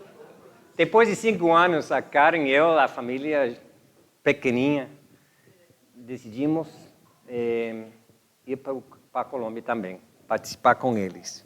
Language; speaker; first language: Portuguese; non-native, fluent; English